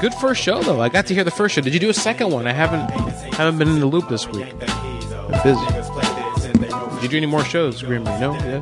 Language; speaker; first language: English; early bilingual, other home language; Spanish